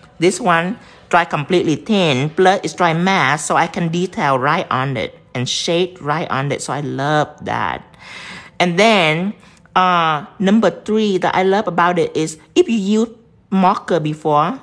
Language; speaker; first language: English; non-native, fluent; Vietnamese